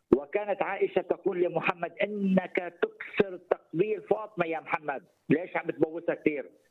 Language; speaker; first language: Arabic; native; Arabic